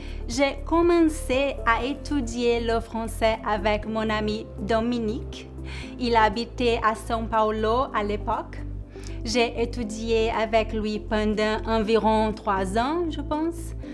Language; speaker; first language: French; non-native, fluent; Portuguese